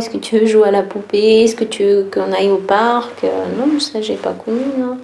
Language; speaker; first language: French; early bilingual, other home language; Tachelhit